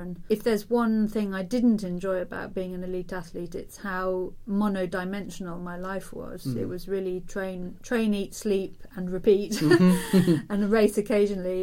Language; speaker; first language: English; native; English